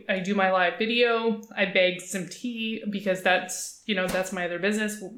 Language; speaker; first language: English; native; English